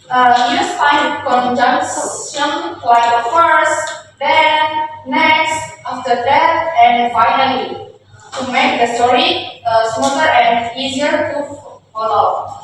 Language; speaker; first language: English; non-native, learner; Indonesian